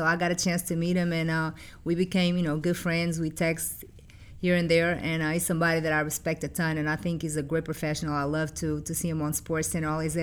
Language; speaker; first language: English; non-native, fluent; Portuguese